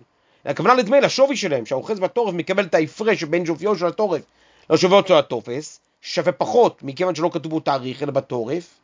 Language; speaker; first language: Hebrew; native; Hebrew